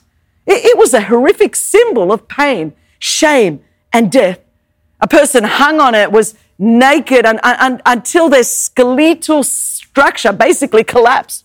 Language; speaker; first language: English; non-native, local second language; Greek